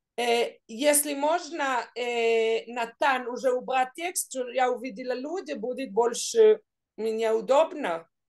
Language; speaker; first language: Russian; non-native, learner; Hebrew